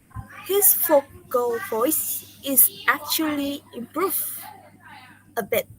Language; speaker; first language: English; non-native, learner; Indonesian